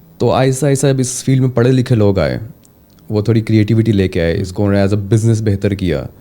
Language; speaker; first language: Urdu; native; Urdu